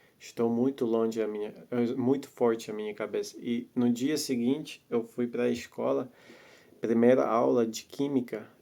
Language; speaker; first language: Portuguese; non-native, fluent; Latvian